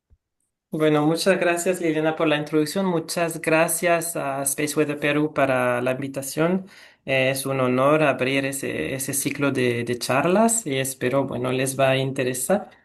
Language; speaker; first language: Spanish; non-native, fluent; French